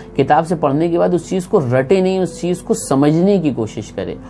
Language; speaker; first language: Hindi; native; Hindi